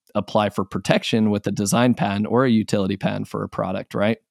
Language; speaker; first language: English; native; English